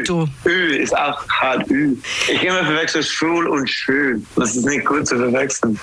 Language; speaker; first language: German; non-native, learner; English